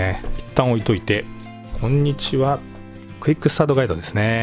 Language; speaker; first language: Japanese; native; Japanese